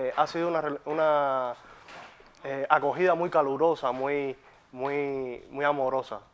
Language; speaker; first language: Spanish; native; Spanish